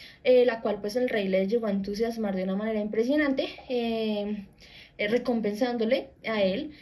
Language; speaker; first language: Spanish; native; Spanish